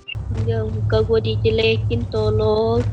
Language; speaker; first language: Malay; non-native, local second language; Minangkabau